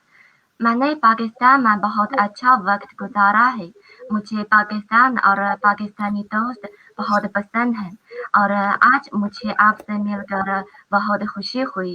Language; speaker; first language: Hindi; non-native, fluent; Chinese